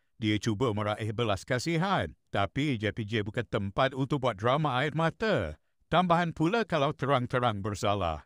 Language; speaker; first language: Malay; native; Malay